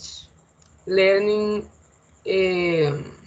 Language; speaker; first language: English; non-native, learner; Spanish